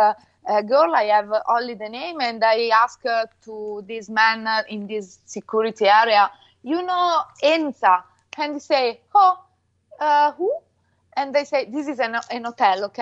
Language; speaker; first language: English; non-native, fluent; Italian